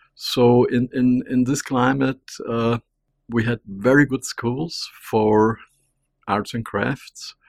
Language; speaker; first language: English; non-native, fluent; German